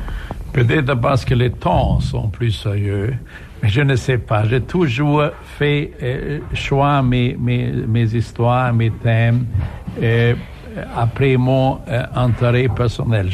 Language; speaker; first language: French; non-native, fluent; German